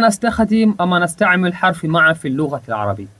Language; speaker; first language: Arabic; non-native, fluent; Swahili